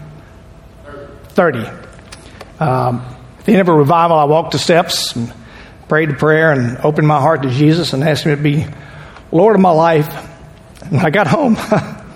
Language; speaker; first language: English; native; English